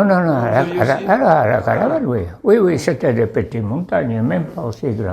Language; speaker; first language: French; non-native, local second language; Basque